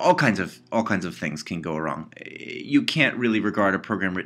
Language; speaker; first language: English; native; English